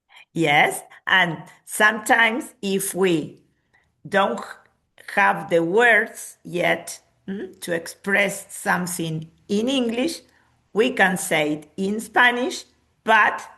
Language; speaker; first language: English; non-native, fluent; Spanish